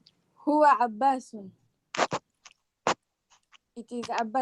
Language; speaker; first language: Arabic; non-native, learner; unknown